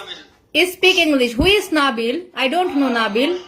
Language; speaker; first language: English; non-native, learner; Bangla